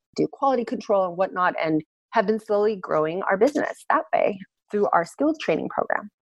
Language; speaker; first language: English; early bilingual, other home language; Turkish